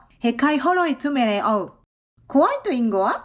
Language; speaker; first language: Māori; non-native, fluent; Japanese